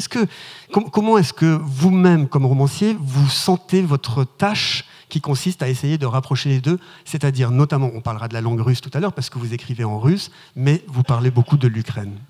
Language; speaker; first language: French; native; French